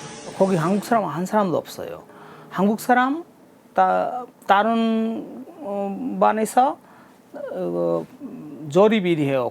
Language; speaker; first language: Korean; non-native, learner; Bangla